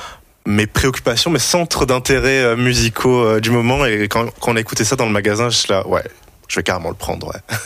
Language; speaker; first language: French; native; French